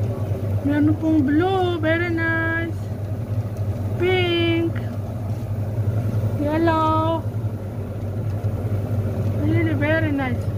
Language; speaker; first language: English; non-native, learner; Filipino